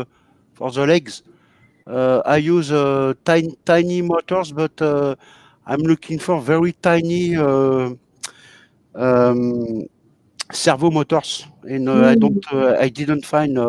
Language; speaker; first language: English; non-native, learner; French